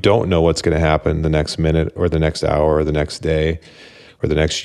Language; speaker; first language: English; native; English